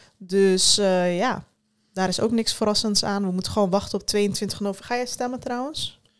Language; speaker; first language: Dutch; early bilingual, other home language; Turkish